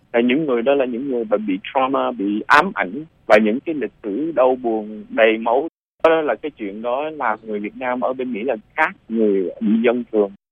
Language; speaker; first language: Vietnamese; early bilingual, other home language; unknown